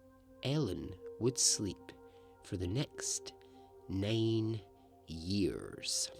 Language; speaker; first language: English; native; English